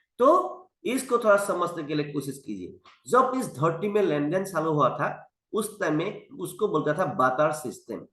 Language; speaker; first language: Hindi; non-native, local second language; Assamese